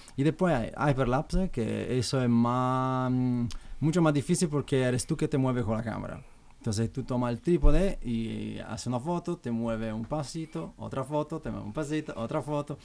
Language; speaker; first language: Spanish; non-native, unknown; Italian